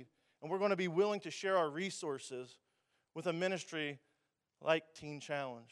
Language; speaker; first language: English; native; English